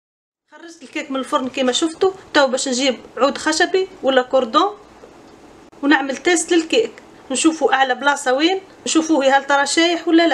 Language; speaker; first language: Arabic; native; Arabic